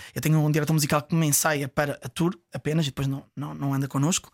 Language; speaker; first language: Portuguese; native; Portuguese